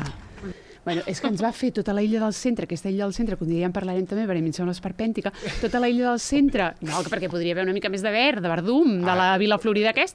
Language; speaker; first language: Catalan; native; Catalan